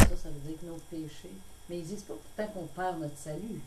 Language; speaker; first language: French; native; French